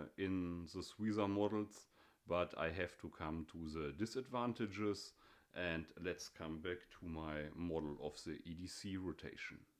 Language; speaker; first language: English; non-native, fluent; German